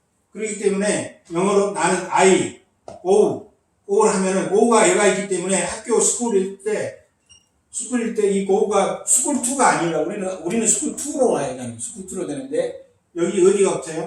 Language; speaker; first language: Korean; native; Korean